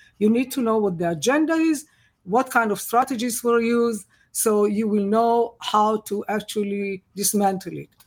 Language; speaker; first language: English; non-native, fluent; Hebrew